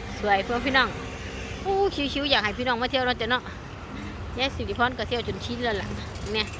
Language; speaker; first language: Thai; non-native, local second language; Lao